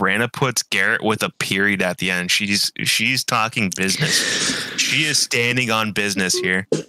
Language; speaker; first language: English; early bilingual, other home language; French